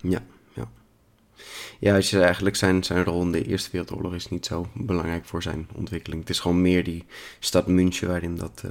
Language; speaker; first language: Dutch; native; Dutch